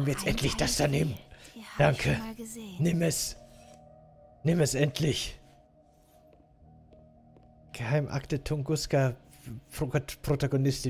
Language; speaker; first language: German; native; German